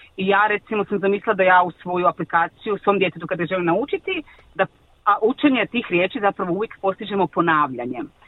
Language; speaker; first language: Croatian; native; Croatian